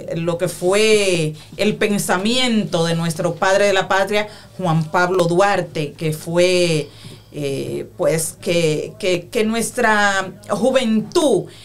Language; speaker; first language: Spanish; native; Spanish